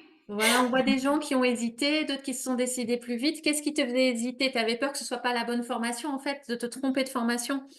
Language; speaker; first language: French; native; French